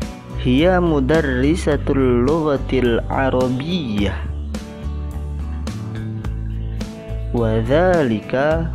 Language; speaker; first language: Arabic; non-native, learner; Indonesian